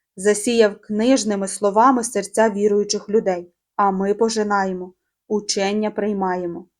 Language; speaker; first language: Ukrainian; native; Ukrainian